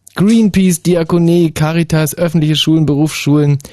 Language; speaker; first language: German; native; German